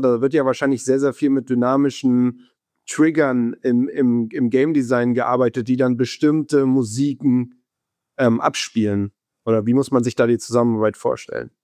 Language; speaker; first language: German; native; German